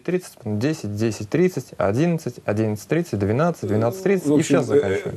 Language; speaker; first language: Russian; native; Russian